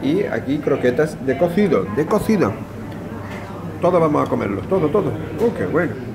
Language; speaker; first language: Spanish; native; Spanish